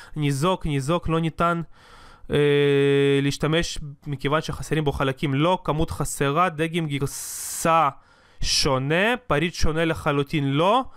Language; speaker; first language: Hebrew; native; Hebrew